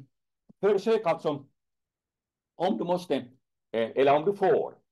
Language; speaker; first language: Swedish; non-native, fluent; Finnish